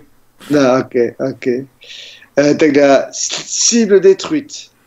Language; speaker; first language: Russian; non-native, learner; French